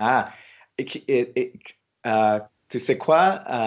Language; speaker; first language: French; non-native, learner; English